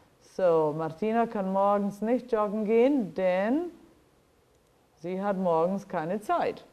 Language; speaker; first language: German; non-native, fluent; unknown